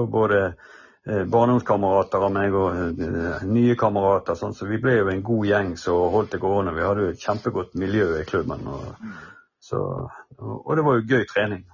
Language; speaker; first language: Norwegian; native; Norwegian